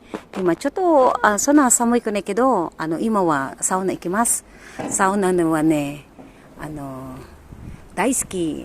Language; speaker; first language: Japanese; non-native, learner; Filipino